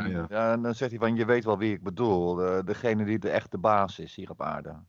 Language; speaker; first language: Dutch; native; Dutch